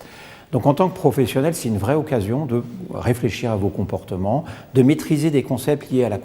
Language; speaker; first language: French; native; French